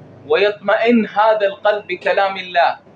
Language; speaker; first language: Arabic; native; Arabic